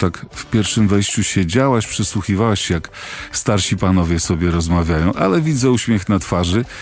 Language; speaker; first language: Polish; native; Polish